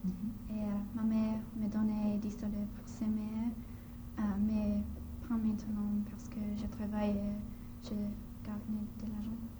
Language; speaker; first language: French; non-native, learner; English